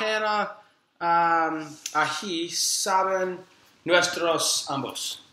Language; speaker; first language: Spanish; non-native, learner; English